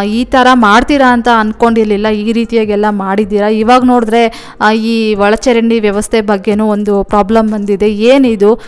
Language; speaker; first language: Kannada; native; Kannada